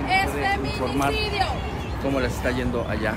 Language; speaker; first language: Spanish; native; Spanish